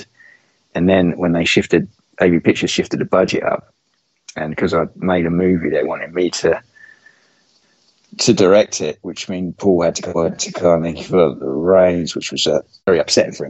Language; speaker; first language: English; native; English